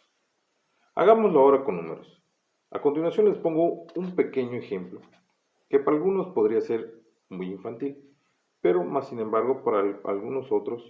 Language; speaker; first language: Spanish; native; Spanish